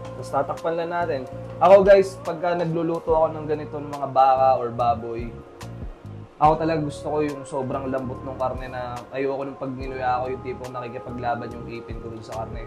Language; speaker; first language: Filipino; native; Filipino